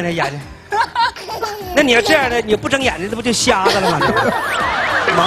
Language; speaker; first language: Chinese; native; Chinese